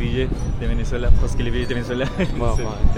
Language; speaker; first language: French; non-native, learner; Spanish